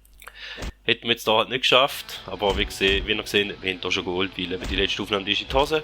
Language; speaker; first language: German; native; German